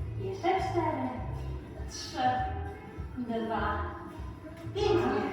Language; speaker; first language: Polish; native; Polish